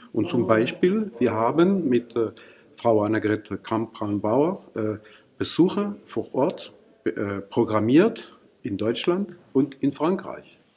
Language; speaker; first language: German; non-native, fluent; French